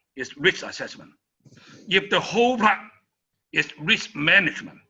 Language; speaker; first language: English; non-native, learner; Chinese